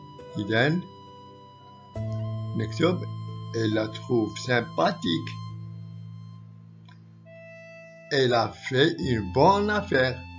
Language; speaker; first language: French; non-native, local second language; Arabic